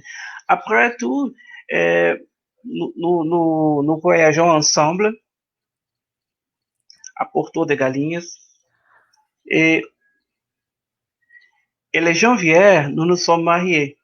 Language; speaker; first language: French; non-native, learner; Portuguese